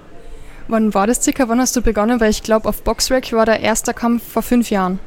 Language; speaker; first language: German; native; German